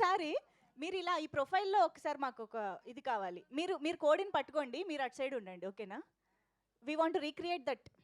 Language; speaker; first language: Telugu; native; Telugu